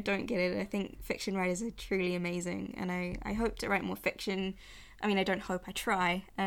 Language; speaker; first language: English; native; English